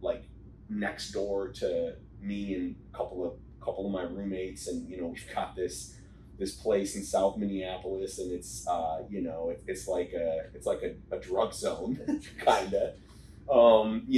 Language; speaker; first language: English; native; English